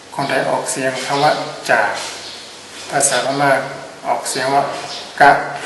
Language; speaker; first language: Thai; non-native, fluent; Burmese